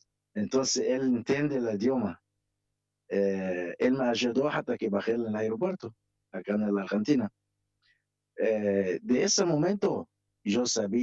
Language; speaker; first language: Spanish; non-native, fluent; Arabic